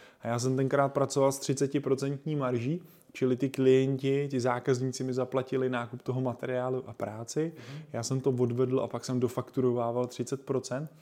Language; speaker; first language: Czech; native; Czech